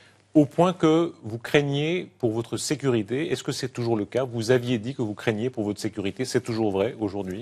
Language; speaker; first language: French; native; French